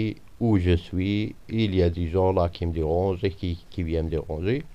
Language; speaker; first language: French; non-native, fluent; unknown